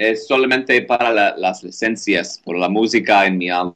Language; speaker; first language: Spanish; non-native, learner; English